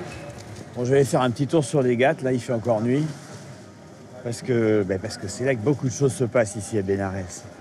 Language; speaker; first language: French; native; French